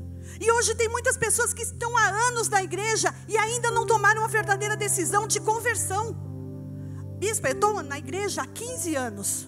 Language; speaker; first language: Portuguese; native; Portuguese